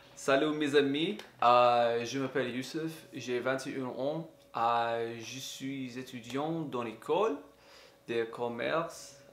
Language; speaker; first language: French; non-native, learner; English